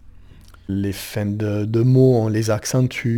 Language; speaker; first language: French; native; French